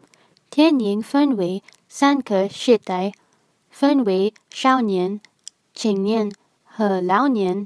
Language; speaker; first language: Chinese; non-native, learner; Filipino